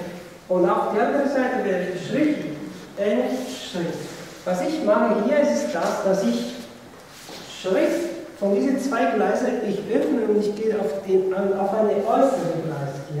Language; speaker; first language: German; non-native, fluent; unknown